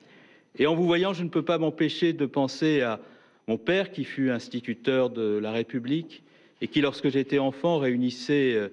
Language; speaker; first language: French; native; French